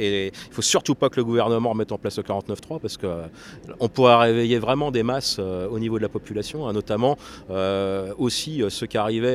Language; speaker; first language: French; native; French